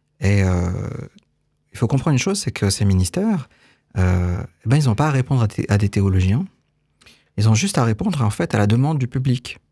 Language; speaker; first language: French; native; French